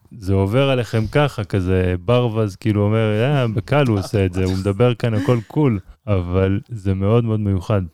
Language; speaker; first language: Hebrew; native; Hebrew